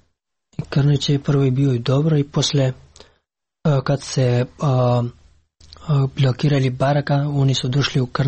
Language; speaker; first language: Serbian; non-native, learner; Pashto